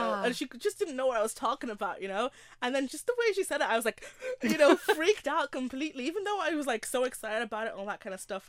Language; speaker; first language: English; native; English